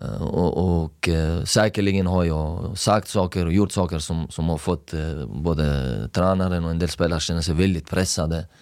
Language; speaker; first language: Swedish; non-native, fluent; Persian